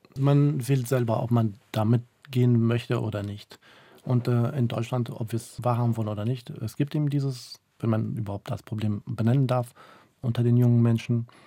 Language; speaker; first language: German; early bilingual, other home language; Kurdish